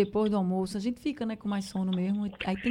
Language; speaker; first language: Portuguese; native; Portuguese